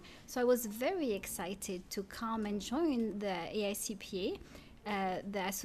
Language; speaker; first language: English; non-native, fluent; French